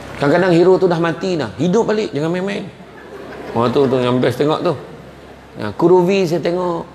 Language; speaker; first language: Malay; native; Malay